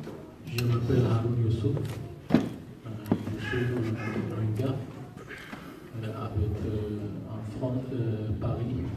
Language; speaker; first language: French; non-native, learner; Rohingya